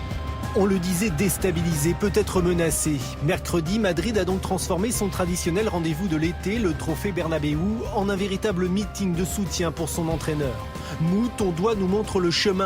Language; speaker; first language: French; native; French